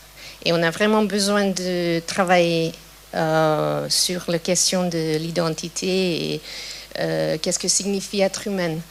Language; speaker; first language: French; non-native, fluent; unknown